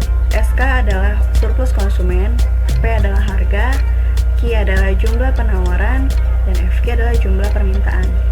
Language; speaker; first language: Indonesian; native; Indonesian